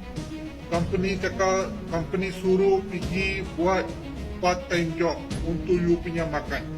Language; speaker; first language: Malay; non-native, learner; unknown